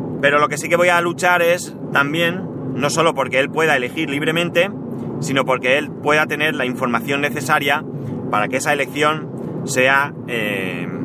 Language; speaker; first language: Spanish; native; Spanish